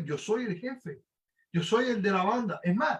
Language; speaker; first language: Spanish; native; Spanish